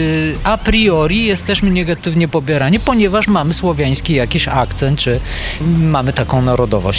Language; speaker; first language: Polish; non-native, fluent; Bulgarian